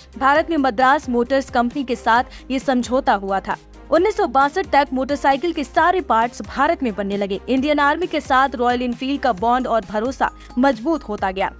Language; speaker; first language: Hindi; native; Hindi